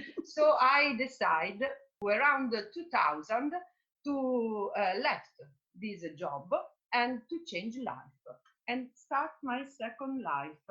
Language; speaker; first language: English; non-native, fluent; Italian